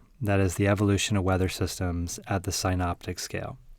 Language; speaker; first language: English; native; English